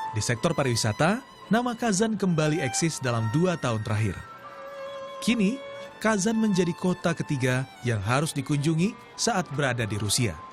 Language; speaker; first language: Indonesian; native; Indonesian